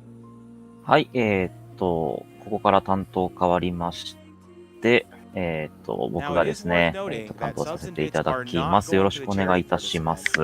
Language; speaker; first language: Japanese; native; Japanese